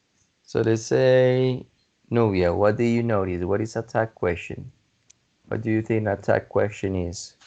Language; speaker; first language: English; non-native, fluent; Spanish